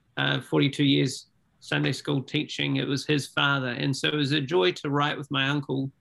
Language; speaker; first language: English; native; English